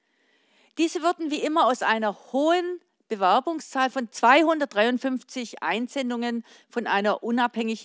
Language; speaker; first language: German; native; German